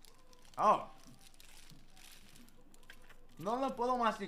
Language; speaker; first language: Spanish; early bilingual, heritage; Spanish